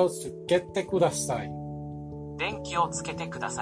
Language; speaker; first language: Japanese; non-native, learner; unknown